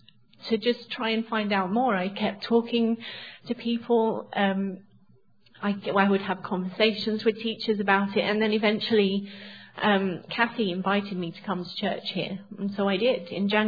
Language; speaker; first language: English; native; English